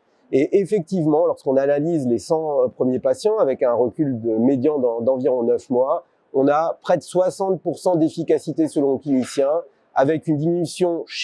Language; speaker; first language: French; native; French